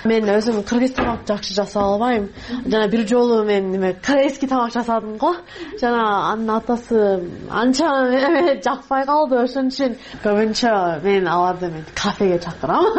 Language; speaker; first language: Kyrgyz; non-native, fluent; English